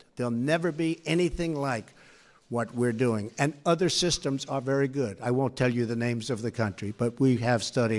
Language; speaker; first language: English; native; English